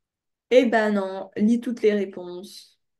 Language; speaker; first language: French; native; French